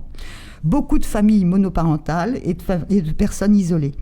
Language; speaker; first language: French; native; French